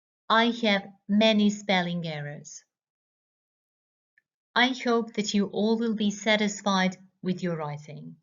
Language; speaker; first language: English; non-native, fluent; Croatian